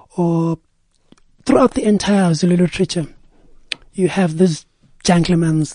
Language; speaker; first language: English; non-native, local second language; Zulu